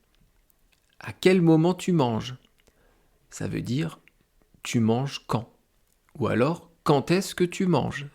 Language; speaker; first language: French; native; French